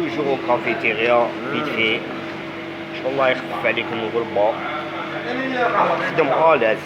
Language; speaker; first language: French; non-native, local second language; Arabic